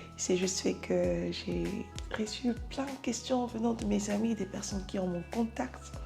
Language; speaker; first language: French; non-native, local second language; Lingala